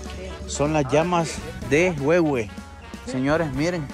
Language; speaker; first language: Spanish; native; Spanish